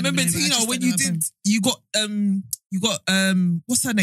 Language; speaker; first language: English; native; English